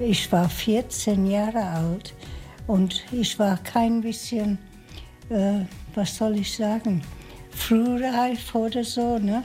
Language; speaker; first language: German; non-native, fluent; English